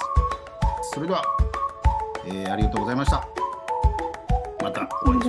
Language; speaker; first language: Japanese; native; Japanese